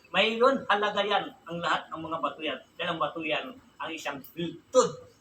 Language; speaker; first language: Filipino; non-native, local second language; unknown